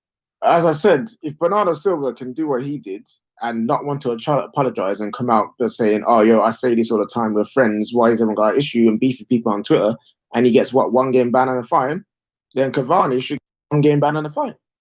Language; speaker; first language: English; native; English